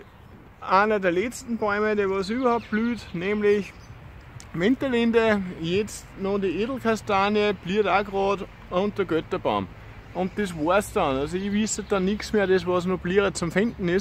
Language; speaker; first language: German; native; German